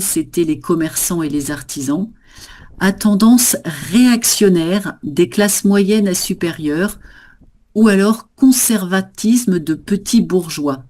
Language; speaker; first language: French; native; French